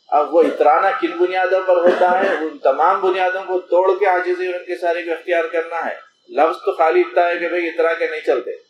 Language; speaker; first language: Urdu; native; Urdu